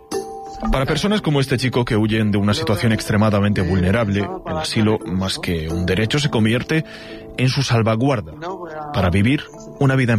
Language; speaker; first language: Spanish; native; Spanish